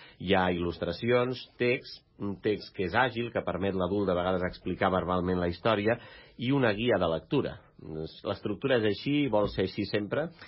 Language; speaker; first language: Catalan; native; Catalan